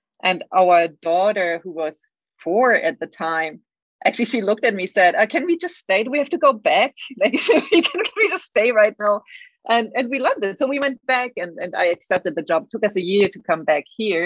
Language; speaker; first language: English; non-native, fluent; German